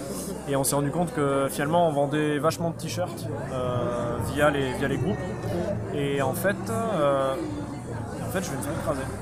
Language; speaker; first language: French; native; French